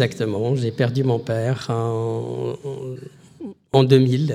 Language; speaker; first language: French; non-native, local second language; Arabic